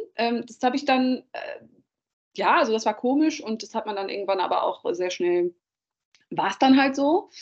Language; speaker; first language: German; early bilingual, other home language; Dutch